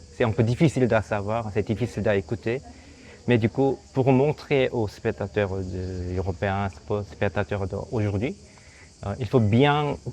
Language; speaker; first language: French; non-native, fluent; Korean